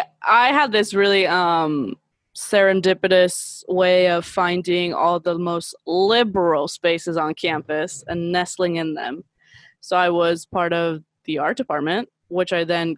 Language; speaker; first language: English; early bilingual, other home language; Spanish